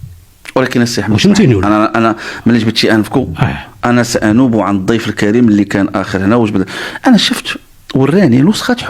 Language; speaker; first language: Arabic; native; Arabic